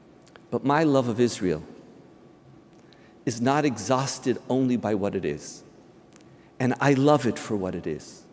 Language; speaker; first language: English; native; English